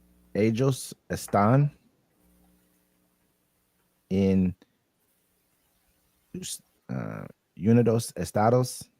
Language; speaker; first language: Spanish; non-native, learner; English